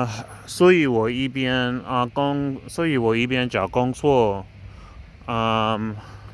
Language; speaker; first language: Chinese; non-native, learner; English